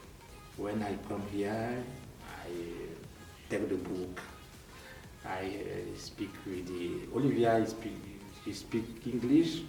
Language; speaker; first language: English; non-native, learner; French